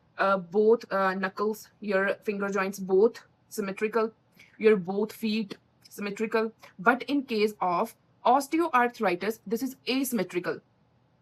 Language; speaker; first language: English; non-native, local second language; Punjabi